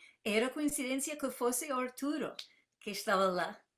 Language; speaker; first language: Portuguese; non-native, fluent; English